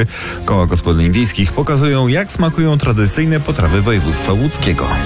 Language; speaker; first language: Polish; native; Polish